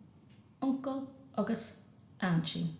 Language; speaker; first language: Irish; non-native, fluent; English